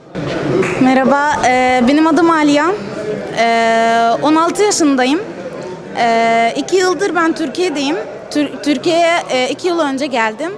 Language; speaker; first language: Turkish; non-native, fluent; Arabic